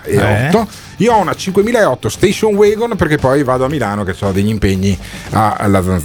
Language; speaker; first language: Italian; native; Italian